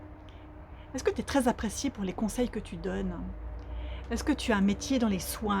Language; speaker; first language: French; native; French